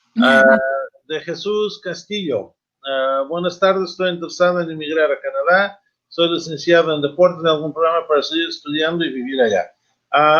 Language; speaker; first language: Spanish; non-native, fluent; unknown